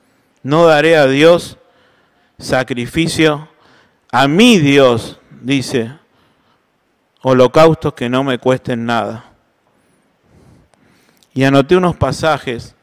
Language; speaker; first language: Spanish; native; Spanish